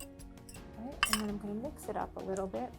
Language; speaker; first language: English; native; English